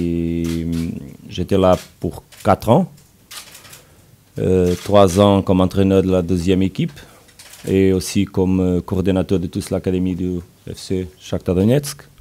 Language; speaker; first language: French; non-native, learner; Portuguese